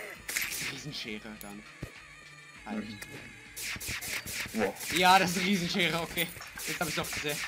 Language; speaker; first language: German; native; German